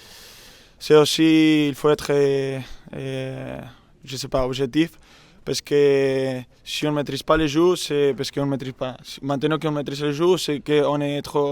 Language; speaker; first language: French; non-native, learner; Spanish